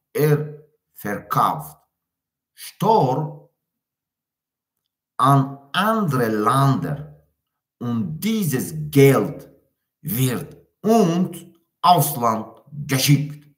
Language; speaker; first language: German; non-native, learner; Tajik